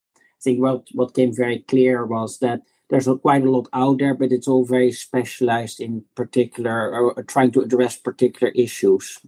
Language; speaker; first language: English; non-native, fluent; Dutch